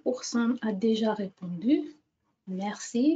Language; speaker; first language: French; non-native, fluent; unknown